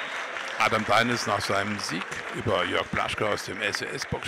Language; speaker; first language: German; native; German